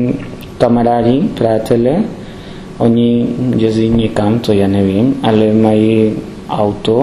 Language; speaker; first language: Czech; non-native, learner; Spanish